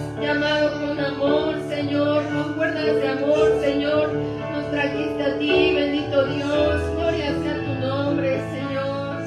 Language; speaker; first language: Spanish; native; Spanish